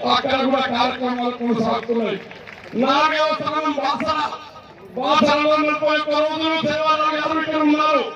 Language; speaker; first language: Telugu; non-native, local second language; Lambadi